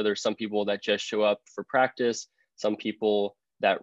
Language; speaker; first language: English; native; English